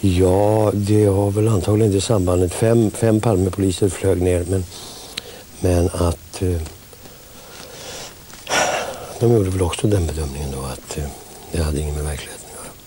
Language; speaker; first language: Swedish; native; Swedish